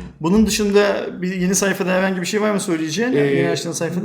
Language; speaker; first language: Turkish; native; Turkish